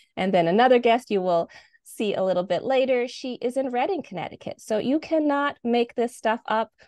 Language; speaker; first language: English; native; English